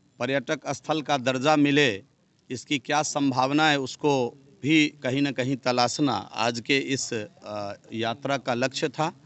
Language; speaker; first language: Hindi; native; Hindi